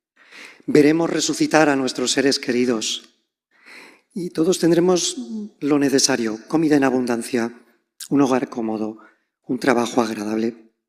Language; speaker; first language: Spanish; native; Spanish